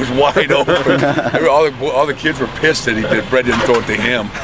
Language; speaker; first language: English; native; English